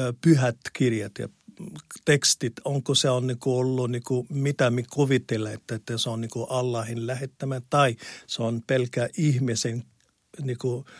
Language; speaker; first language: Finnish; non-native, learner; Arabic